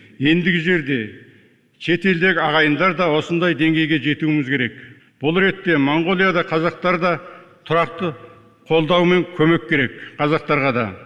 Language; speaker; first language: Kazakh; early bilingual, heritage; Kazakh